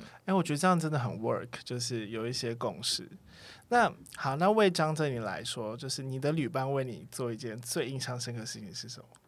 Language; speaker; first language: Chinese; native; Chinese